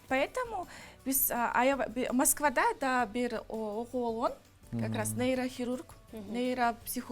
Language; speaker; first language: Kyrgyz; non-native, local second language; Russian